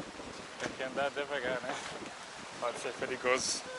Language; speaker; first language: Portuguese; non-native, learner; English